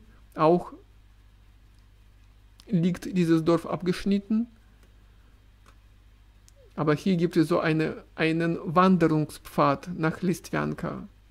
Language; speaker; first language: German; non-native, fluent; Russian